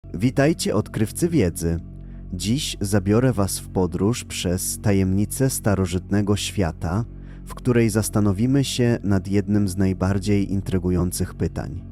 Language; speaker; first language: Polish; native; Polish